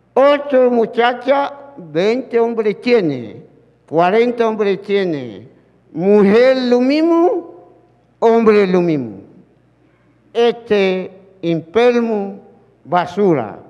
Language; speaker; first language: Spanish; non-native, learner; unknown